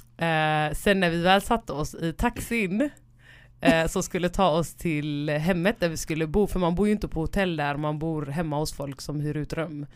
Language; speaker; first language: Swedish; early bilingual, other home language; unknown